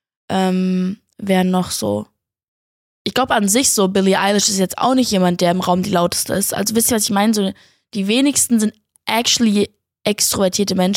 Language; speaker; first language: German; native; German